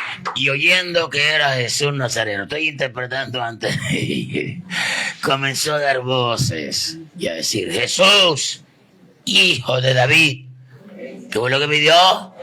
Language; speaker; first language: Spanish; native; Spanish